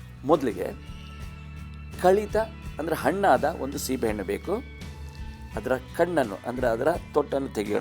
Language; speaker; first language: Kannada; native; Kannada